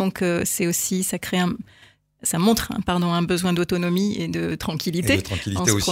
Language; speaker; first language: French; native; French